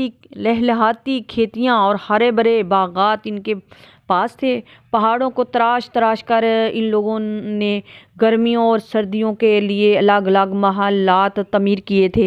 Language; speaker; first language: Urdu; native; Urdu